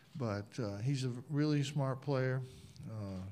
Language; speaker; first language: English; native; English